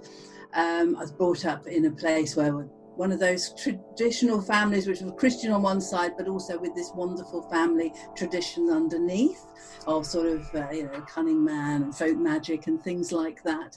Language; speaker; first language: English; native; English